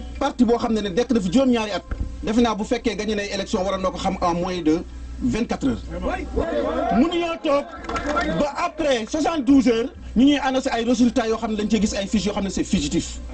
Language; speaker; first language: Wolof; non-native, local second language; Fula